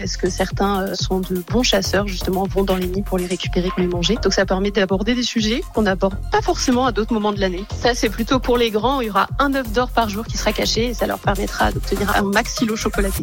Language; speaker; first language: French; native; French